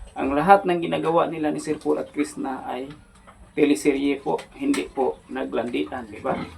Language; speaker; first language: Filipino; non-native, local second language; Cebuano